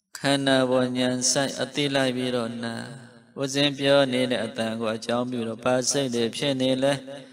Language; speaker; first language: Burmese; non-native, local second language; Mon